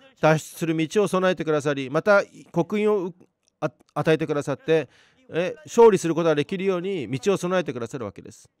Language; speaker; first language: Japanese; non-native, fluent; Korean